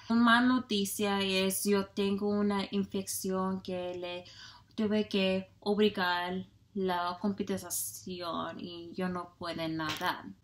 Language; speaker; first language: Spanish; non-native, learner; English